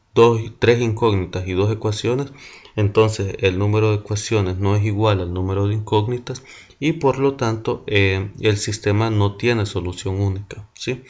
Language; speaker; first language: Spanish; native; Spanish